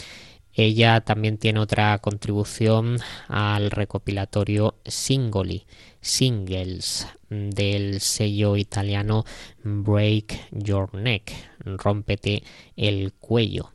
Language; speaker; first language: Spanish; native; Spanish